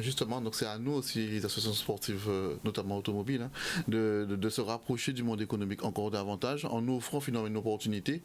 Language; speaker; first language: French; native; French